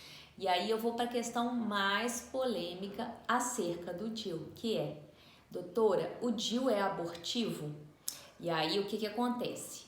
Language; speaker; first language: Portuguese; native; Portuguese